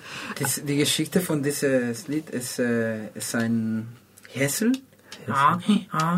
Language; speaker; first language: German; non-native, learner; Spanish